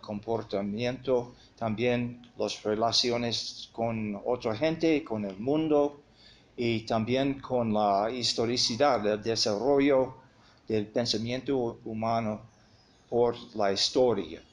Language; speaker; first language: Spanish; non-native, fluent; English